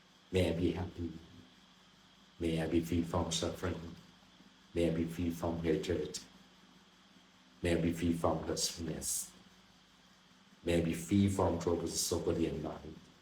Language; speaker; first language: English; non-native, learner; Thai